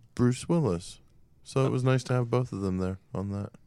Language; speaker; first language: English; native; English